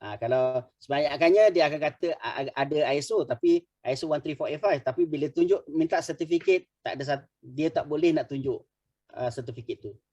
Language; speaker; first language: Malay; native; Malay